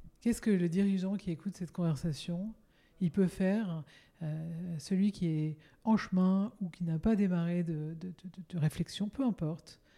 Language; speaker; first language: French; native; French